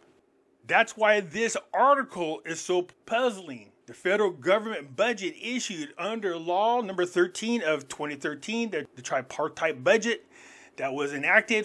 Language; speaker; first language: English; native; English